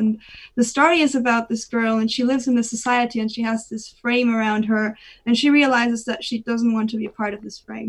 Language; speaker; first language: English; non-native, fluent; German